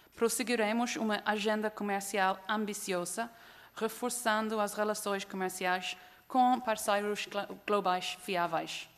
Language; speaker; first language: Portuguese; non-native, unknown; English